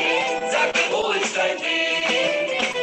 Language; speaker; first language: German; non-native, learner; Spanish